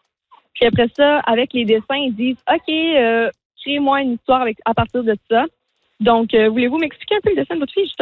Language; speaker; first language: French; native; French